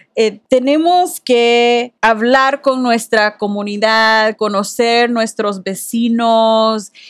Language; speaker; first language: Spanish; early bilingual, heritage; Spanish